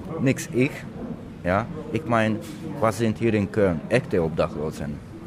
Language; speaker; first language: German; non-native, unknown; Slovak